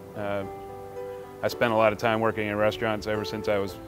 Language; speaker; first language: English; native; English